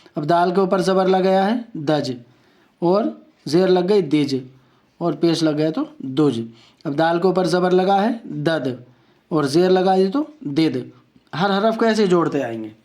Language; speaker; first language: Urdu; native; Urdu